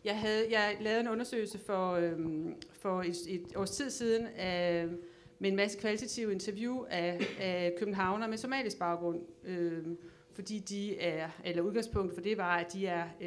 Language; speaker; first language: Danish; native; Danish